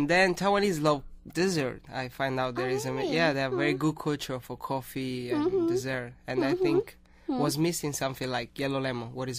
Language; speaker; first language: English; non-native, learner; Italian